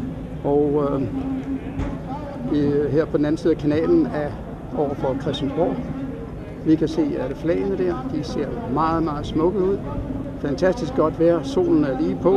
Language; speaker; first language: Danish; native; Danish